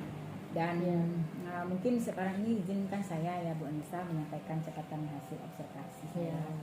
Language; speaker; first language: Indonesian; native; Indonesian